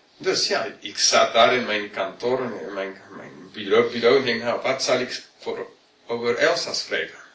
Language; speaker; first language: Dutch; non-native, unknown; English